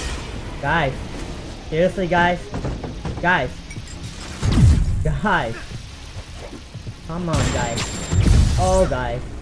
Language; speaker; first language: English; non-native, learner; Indonesian